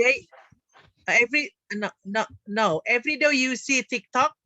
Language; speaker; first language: English; non-native, learner; Indonesian